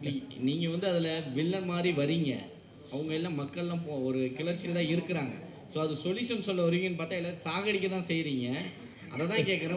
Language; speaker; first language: Tamil; native; Tamil